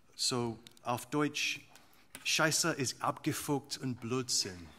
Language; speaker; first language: German; non-native, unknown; English